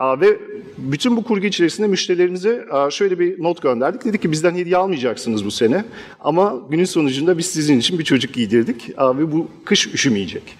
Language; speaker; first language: Turkish; non-native, fluent; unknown